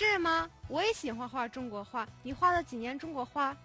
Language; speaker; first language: Chinese; non-native, fluent; Mongolian